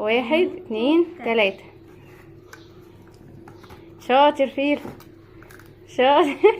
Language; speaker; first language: Arabic; native; Arabic